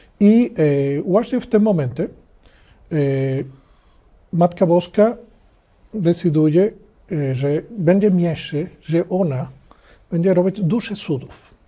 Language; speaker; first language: Polish; non-native, learner; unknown